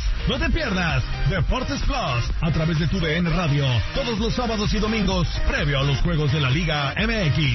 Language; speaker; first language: Spanish; native; Spanish